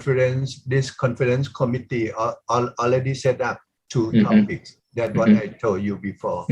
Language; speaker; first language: English; non-native, learner; Thai